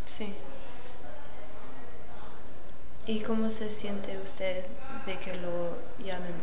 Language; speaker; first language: Spanish; early bilingual, other home language; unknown